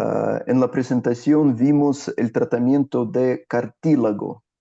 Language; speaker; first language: Spanish; non-native, fluent; Russian